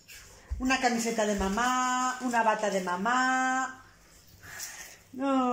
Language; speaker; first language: Spanish; native; Spanish